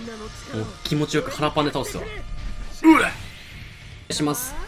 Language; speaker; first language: Japanese; native; Japanese